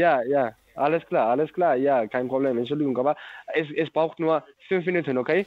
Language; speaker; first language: German; non-native, learner; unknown